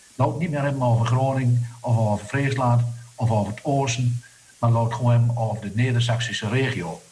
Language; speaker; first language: Dutch; non-native, local second language; Low German